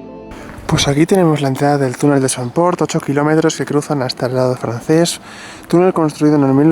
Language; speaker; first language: Spanish; native; Spanish